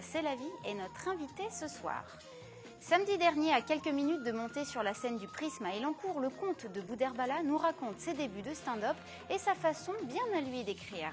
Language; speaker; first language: French; native; French